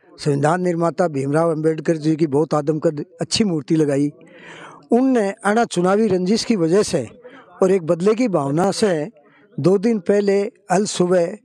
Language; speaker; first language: Hindi; native; Hindi